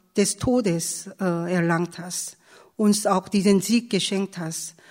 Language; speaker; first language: German; non-native, fluent; Korean